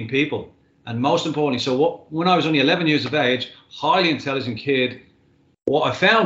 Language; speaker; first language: English; native; English